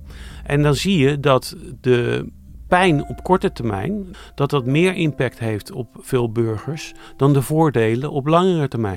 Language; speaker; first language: Dutch; native; Dutch